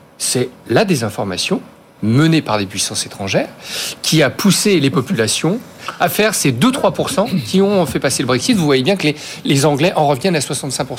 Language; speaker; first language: French; native; French